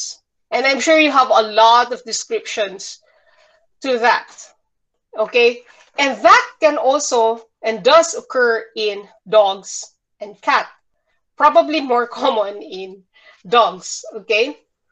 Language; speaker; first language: English; non-native, local second language; Cebuano